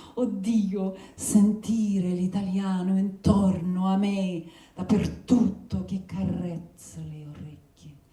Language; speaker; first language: Italian; non-native, fluent; English